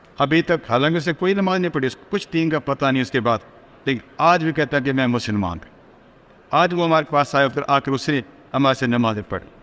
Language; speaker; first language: Urdu; non-native, local second language; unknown